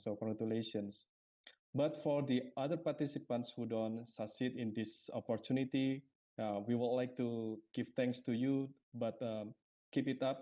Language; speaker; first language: English; non-native, fluent; Indonesian